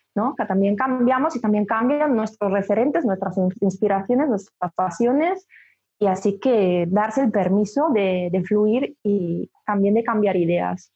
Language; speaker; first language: Spanish; non-native, fluent; Italian